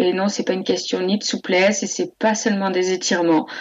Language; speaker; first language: French; native; French